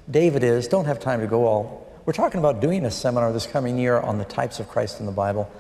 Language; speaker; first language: English; native; English